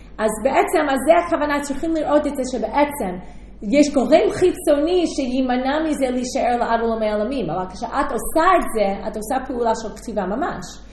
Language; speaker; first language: Hebrew; non-native, fluent; English